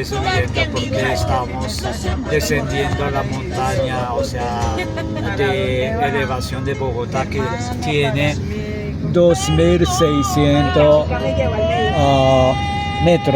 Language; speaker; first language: Spanish; non-native, fluent; Japanese